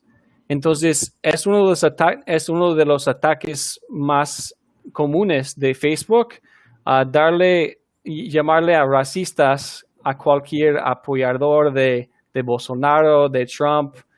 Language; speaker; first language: Spanish; non-native, fluent; English